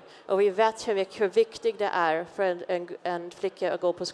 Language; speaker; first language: Swedish; non-native, fluent; English